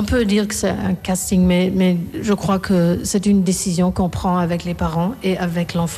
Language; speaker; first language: French; non-native, fluent; Korean